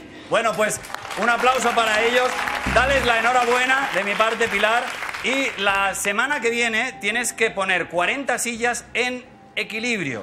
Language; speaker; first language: Spanish; native; Spanish